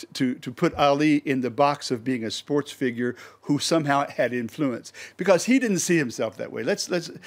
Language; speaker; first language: English; native; English